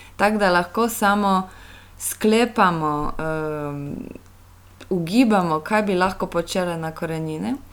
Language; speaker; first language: Slovenian; non-native, fluent; Polish